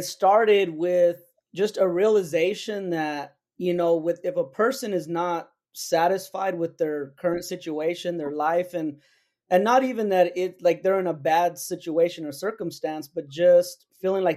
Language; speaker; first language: English; native; English